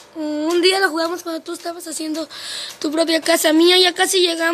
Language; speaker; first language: Spanish; native; Spanish